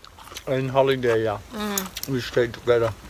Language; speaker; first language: English; non-native, learner; Dutch